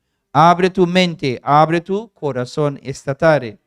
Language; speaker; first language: Spanish; non-native, fluent; English